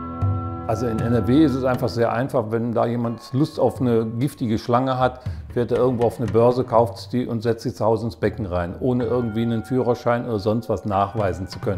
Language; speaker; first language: German; native; German